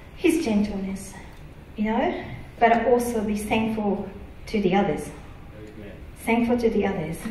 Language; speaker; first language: English; non-native, fluent; Japanese